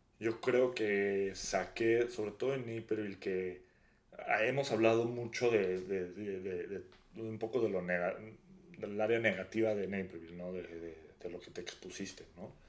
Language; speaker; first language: Spanish; native; Spanish